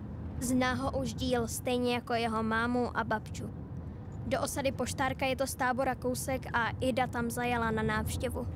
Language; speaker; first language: Czech; native; Czech